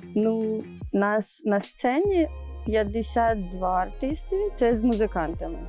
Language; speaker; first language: Ukrainian; native; Ukrainian